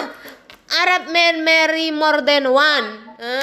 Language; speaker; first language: English; non-native, learner; Indonesian